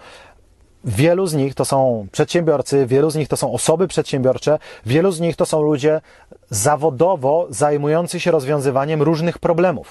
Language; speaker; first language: Polish; native; Polish